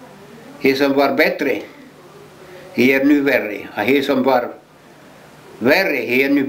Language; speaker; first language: Swedish; early bilingual, heritage; Swedish